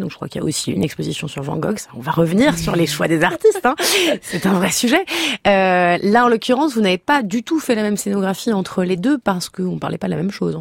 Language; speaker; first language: French; native; French